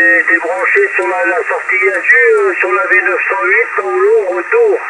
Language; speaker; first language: French; native; French